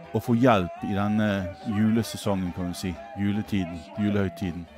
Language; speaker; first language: Norwegian; native; Norwegian